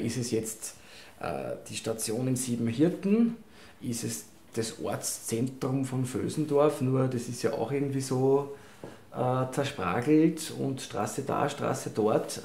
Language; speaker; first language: German; native; German